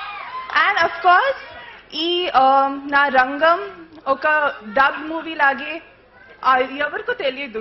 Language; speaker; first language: Telugu; non-native, fluent; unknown